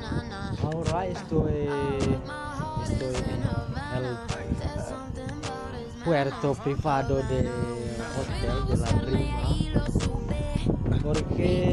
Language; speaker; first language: Spanish; non-native, learner; Indonesian